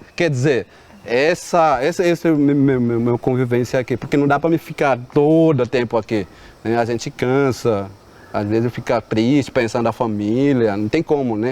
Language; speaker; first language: Portuguese; non-native, local second language; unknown